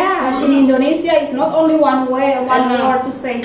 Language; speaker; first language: English; non-native, learner; Indonesian